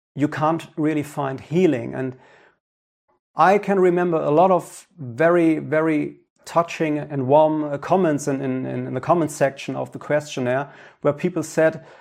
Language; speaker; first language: English; non-native, fluent; German